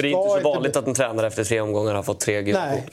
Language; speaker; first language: Swedish; native; Swedish